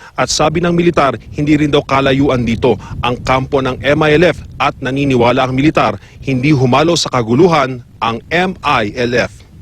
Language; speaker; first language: Filipino; native; Filipino